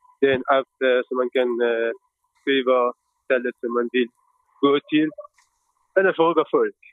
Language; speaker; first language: Swedish; non-native, fluent; Persian